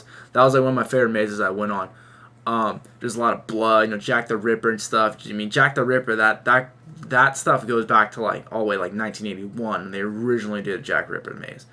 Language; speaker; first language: English; native; English